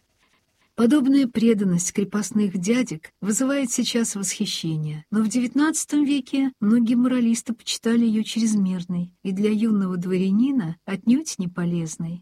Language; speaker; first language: Russian; native; Russian